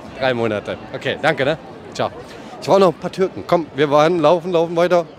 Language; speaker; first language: German; native; German